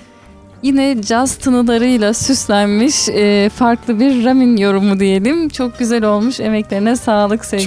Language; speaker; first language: Turkish; native; Turkish